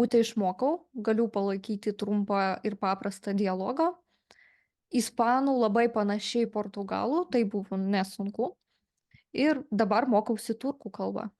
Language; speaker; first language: Lithuanian; non-native, fluent; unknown